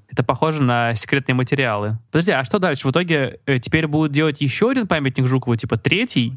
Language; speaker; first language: Russian; native; Russian